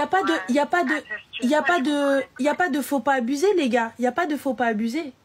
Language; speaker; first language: French; native; French